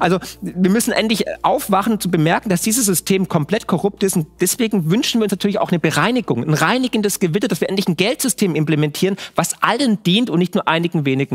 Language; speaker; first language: German; native; German